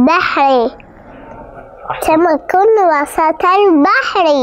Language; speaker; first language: Arabic; early bilingual, heritage; Arabic